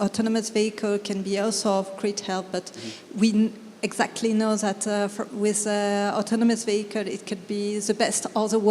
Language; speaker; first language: English; non-native, fluent; French